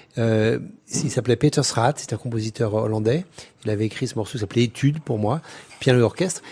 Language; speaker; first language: French; native; French